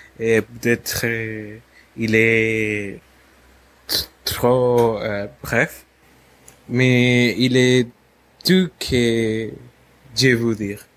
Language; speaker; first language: French; non-native, learner; Spanish